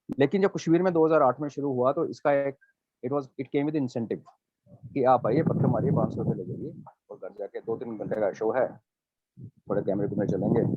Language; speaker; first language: Hindi; non-native, local second language; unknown